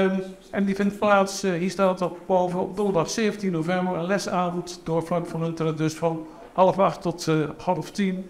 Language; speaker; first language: Dutch; native; Dutch